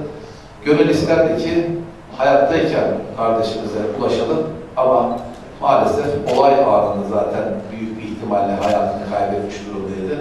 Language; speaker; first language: Turkish; native; Turkish